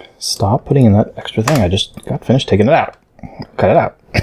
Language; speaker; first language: English; native; English